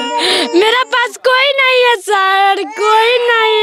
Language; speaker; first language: Hindi; non-native, local second language; Bhojpuri